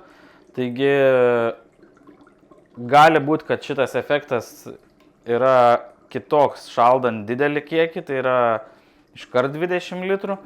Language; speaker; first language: Lithuanian; native; Lithuanian